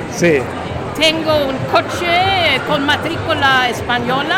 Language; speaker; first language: Spanish; non-native, learner; Swedish